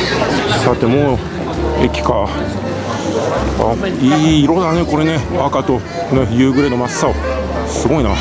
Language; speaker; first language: Japanese; native; Japanese